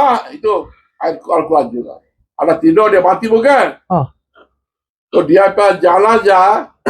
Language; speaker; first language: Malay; non-native, learner; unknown